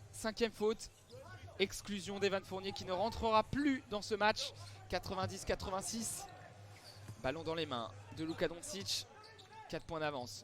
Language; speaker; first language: French; native; French